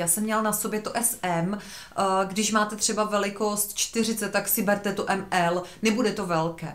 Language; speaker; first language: Czech; native; Czech